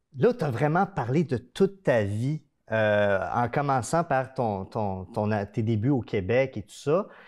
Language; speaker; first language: French; native; French